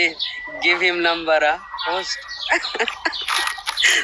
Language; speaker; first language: English; non-native, learner; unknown